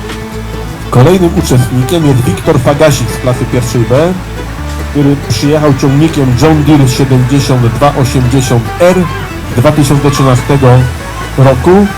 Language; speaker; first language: Polish; native; Polish